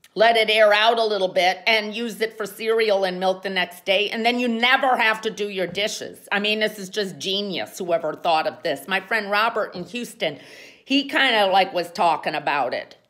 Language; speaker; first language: English; native; English